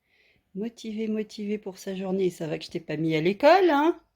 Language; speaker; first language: French; native; French